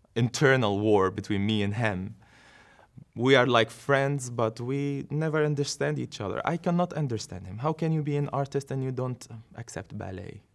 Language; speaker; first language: English; non-native, fluent; Arabic